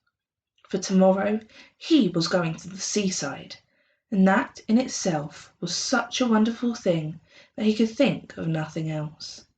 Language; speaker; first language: English; native; English